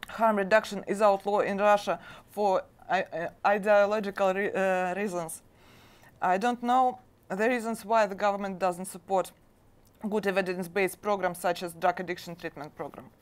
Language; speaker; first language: English; non-native, learner; Russian